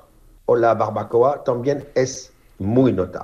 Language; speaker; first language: Spanish; non-native, fluent; French